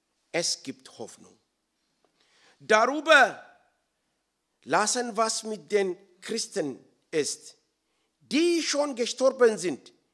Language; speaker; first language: German; non-native, learner; Oromo